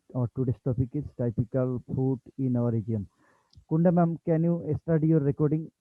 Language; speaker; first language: English; non-native, local second language; Bangla